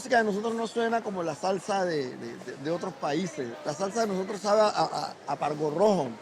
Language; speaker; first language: Spanish; native; Spanish